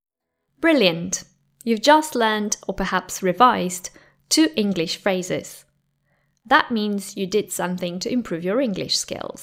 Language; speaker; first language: English; non-native, fluent; Polish